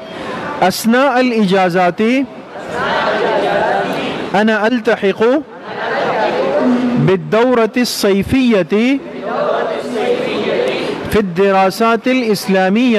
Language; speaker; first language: Arabic; non-native, fluent; Urdu